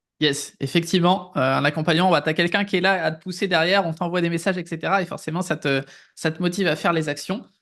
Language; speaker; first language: French; native; French